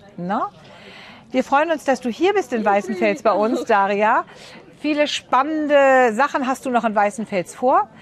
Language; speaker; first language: German; native; German